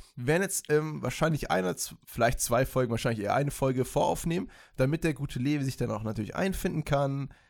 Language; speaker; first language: German; native; German